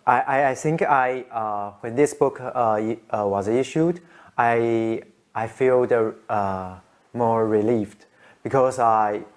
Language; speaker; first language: English; non-native, learner; Chinese